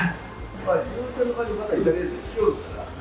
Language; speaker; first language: Japanese; native; Japanese